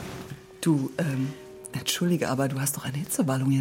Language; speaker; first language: German; native; German